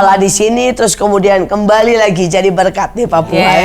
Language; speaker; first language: Indonesian; native; Indonesian